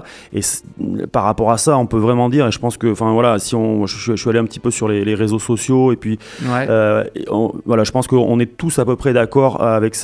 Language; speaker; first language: French; native; French